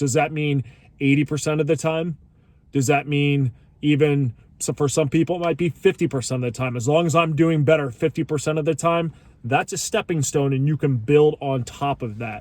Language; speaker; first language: English; native; English